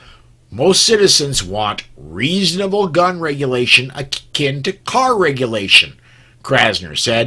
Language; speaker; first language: English; native; English